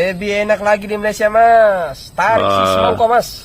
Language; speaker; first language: Indonesian; native; Indonesian